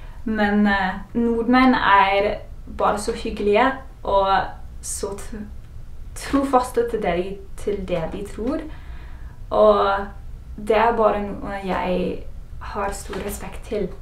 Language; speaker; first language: Norwegian; non-native, fluent; English